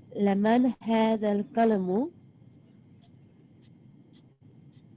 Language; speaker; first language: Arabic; non-native, learner; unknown